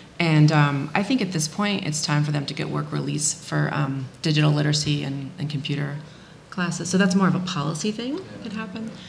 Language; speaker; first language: English; native; English